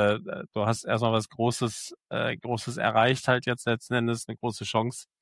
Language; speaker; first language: German; native; German